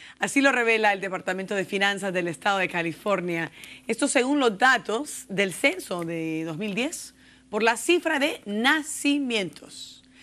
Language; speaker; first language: Spanish; early bilingual, heritage; Spanish